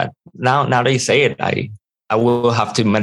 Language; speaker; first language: English; non-native, local second language; Cantonese